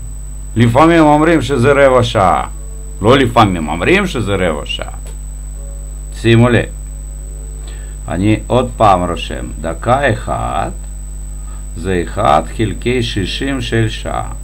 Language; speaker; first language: Hebrew; non-native, fluent; Russian